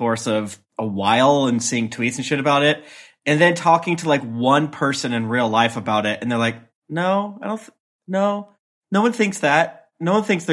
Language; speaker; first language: English; native; English